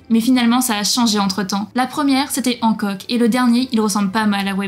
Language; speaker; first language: French; native; French